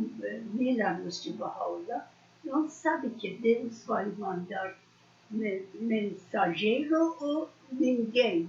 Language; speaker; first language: Portuguese; non-native, learner; Persian